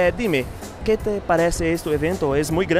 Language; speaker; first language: Spanish; non-native, fluent; Portuguese